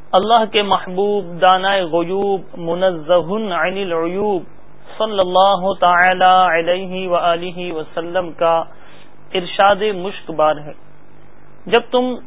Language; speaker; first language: Urdu; native; Urdu